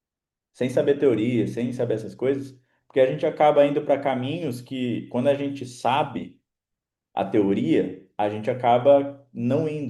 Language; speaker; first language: Portuguese; native; Portuguese